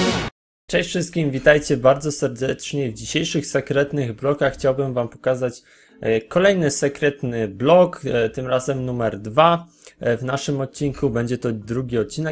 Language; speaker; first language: Polish; native; Polish